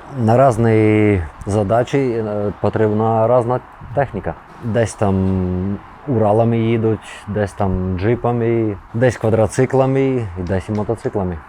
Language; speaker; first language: Ukrainian; non-native, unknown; Latvian